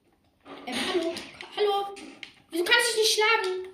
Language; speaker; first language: German; native; German